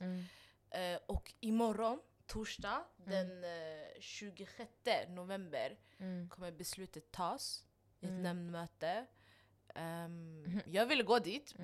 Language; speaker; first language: Swedish; non-native, local second language; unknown